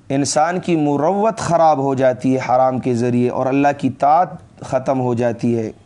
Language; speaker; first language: Urdu; non-native, local second language; Pashto